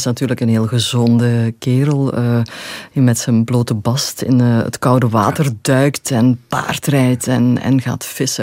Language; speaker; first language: Dutch; native; Dutch